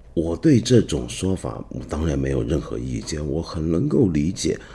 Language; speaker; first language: Chinese; non-native, local second language; Cantonese